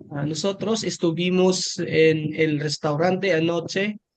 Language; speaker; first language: Spanish; non-native, learner; Filipino